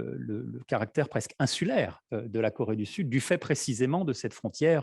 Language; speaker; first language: French; native; French